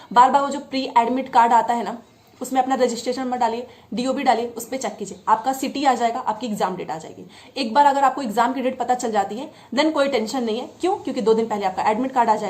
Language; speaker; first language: Hindi; native; Hindi